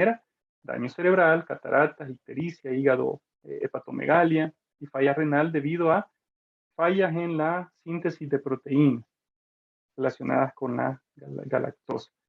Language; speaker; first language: Spanish; native; Spanish